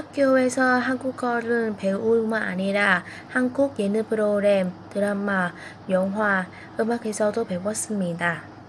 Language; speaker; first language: Korean; non-native, fluent; Vietnamese